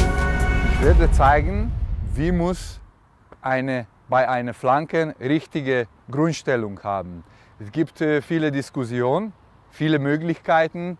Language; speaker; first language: German; non-native, learner; Hungarian